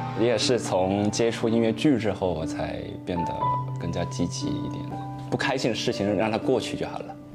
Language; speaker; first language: Chinese; non-native, local second language; Cantonese